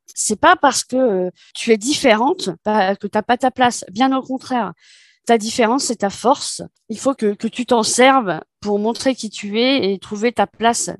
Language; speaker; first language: French; native; French